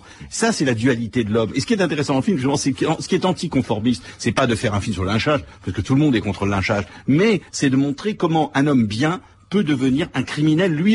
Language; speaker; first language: French; native; French